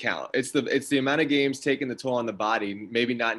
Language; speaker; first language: English; native; English